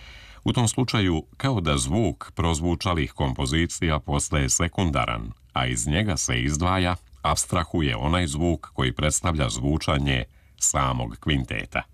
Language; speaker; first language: Serbian; native; Serbian